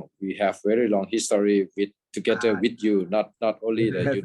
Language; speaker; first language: English; non-native, fluent; Thai